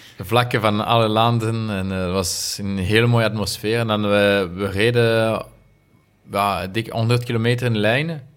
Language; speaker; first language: Dutch; non-native, local second language; French